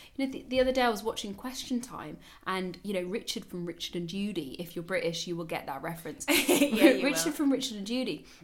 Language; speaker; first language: English; native; English